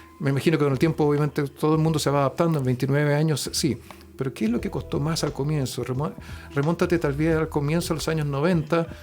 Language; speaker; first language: Spanish; native; Spanish